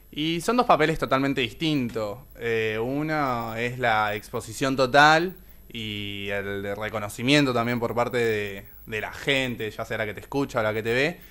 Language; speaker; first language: Spanish; native; Spanish